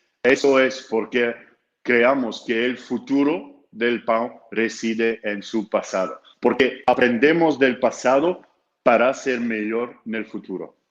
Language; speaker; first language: Spanish; non-native, fluent; Dutch